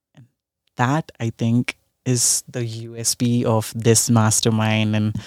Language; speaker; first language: English; non-native, local second language; Hindi